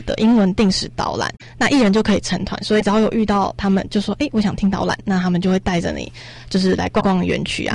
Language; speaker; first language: Chinese; native; Chinese